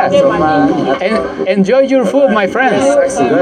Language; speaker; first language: English; non-native, learner; Spanish